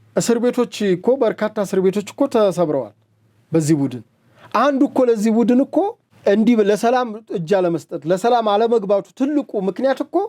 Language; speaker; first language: Amharic; native; Amharic